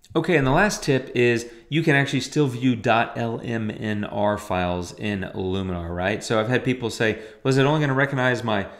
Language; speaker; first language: English; native; English